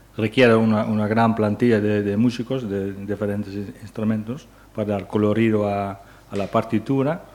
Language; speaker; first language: Spanish; non-native, fluent; Dutch